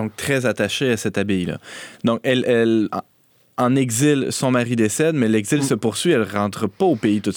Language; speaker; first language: French; native; French